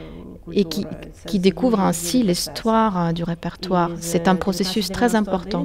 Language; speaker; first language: French; non-native, fluent; Ukrainian